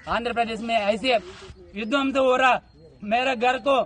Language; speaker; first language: Hindi; non-native, local second language; Telugu